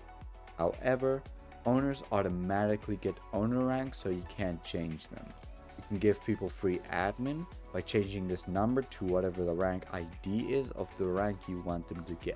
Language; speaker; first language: English; native; English